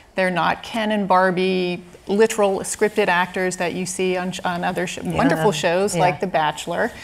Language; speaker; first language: English; native; English